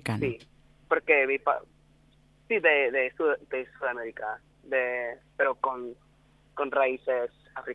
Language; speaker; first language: Spanish; non-native, learner; English